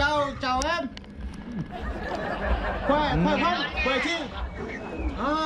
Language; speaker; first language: Vietnamese; non-native, learner; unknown